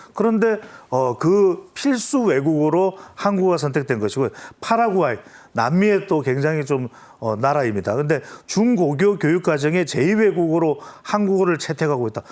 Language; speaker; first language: Korean; native; Korean